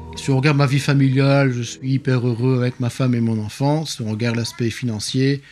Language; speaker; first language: French; native; French